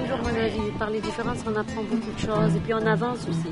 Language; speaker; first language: French; non-native, local second language; Arabic